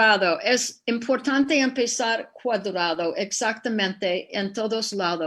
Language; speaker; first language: Spanish; non-native, fluent; English